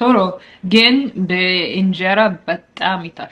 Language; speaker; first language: Amharic; non-native, learner; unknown